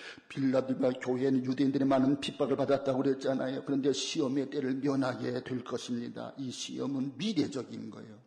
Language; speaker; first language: Korean; native; Korean